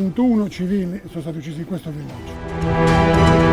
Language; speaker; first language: Italian; native; Italian